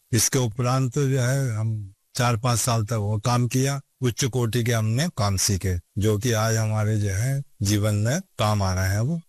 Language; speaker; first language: Hindi; native; Hindi